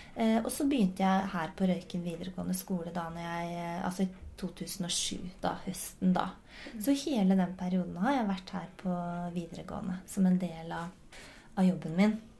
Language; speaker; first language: Norwegian; native; Norwegian